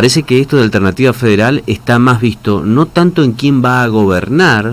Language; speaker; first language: Spanish; native; Spanish